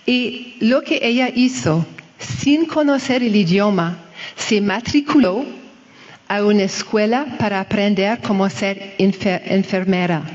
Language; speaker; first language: Spanish; non-native, fluent; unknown